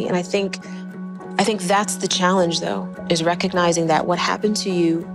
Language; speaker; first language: English; native; English